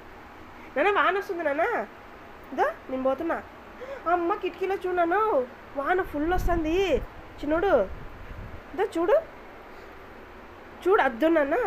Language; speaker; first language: Telugu; native; Telugu